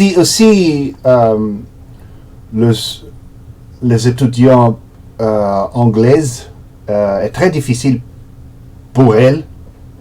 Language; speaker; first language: French; non-native, learner; Portuguese